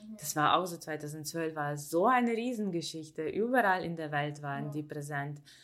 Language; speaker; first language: German; non-native, fluent; Ukrainian